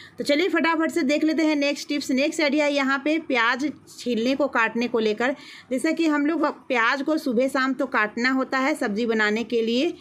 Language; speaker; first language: Hindi; native; Hindi